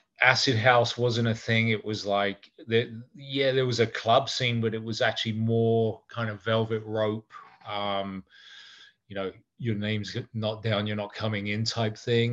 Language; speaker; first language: English; native; English